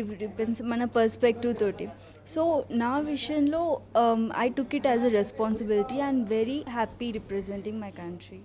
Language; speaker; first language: Telugu; native; Telugu